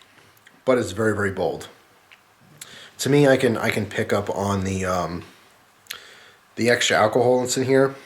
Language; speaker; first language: English; native; English